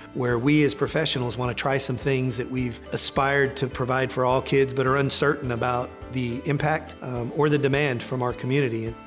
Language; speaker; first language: English; native; English